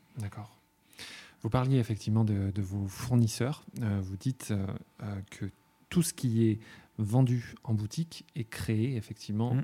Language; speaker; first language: French; native; French